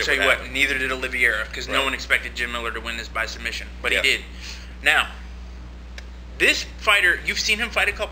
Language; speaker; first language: English; native; English